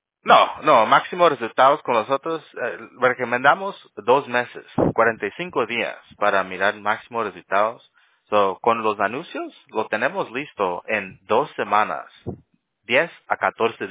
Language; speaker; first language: Spanish; early bilingual, heritage; Spanish